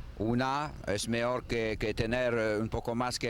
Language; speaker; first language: Spanish; non-native, learner; French